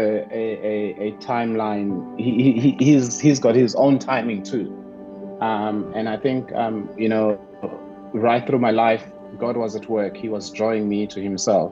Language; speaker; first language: English; non-native, local second language; Zulu